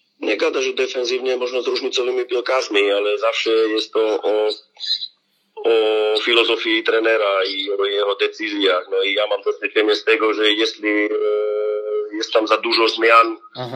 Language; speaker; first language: Polish; non-native, learner; Slovak